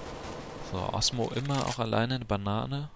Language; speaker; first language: German; native; German